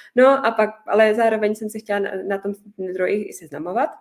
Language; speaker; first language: Czech; native; Czech